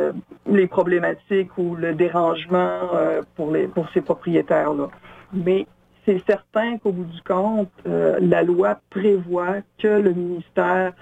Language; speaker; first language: French; native; French